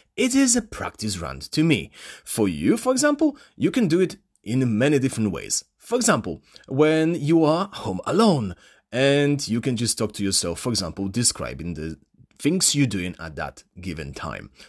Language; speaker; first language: English; non-native, fluent; Polish